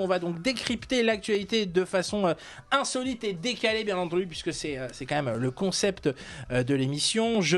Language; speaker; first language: French; native; French